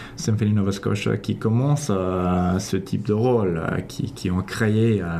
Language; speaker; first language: French; non-native, fluent; English